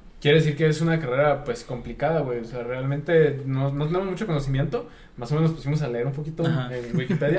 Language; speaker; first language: Spanish; native; Spanish